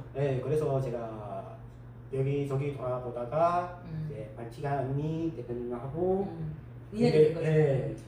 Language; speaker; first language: Korean; early bilingual, heritage; Korean